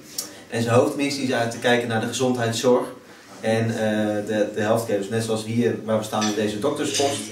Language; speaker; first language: Dutch; native; Dutch